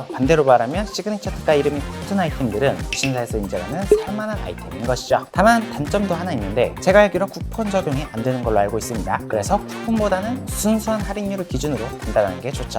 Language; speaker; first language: Korean; native; Korean